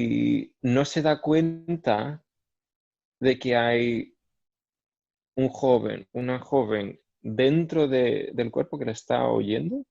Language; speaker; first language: Spanish; non-native, fluent; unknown